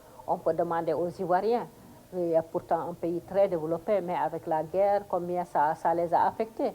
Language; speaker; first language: French; non-native, local second language; Fula